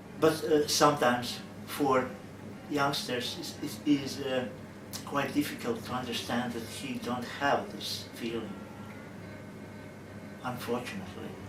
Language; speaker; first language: English; non-native, learner; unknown